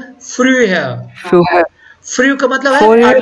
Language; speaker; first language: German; non-native, fluent; Hindi